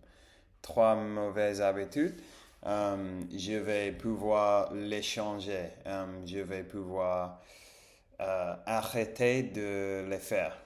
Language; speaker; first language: French; non-native, fluent; Spanish